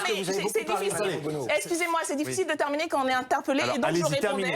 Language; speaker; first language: French; native; French